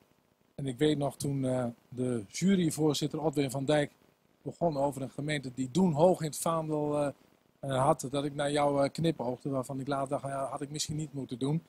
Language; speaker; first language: Dutch; native; Dutch